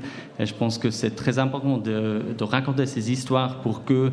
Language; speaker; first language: French; non-native, fluent; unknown